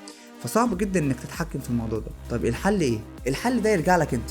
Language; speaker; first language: Arabic; native; Arabic